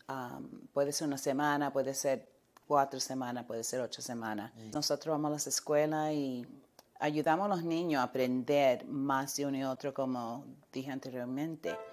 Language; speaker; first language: Spanish; early bilingual, heritage; Spanish